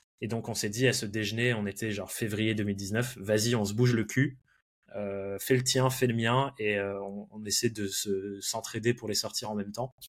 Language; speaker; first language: French; early bilingual, other home language; English